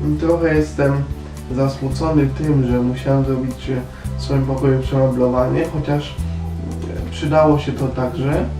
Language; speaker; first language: Polish; native; Polish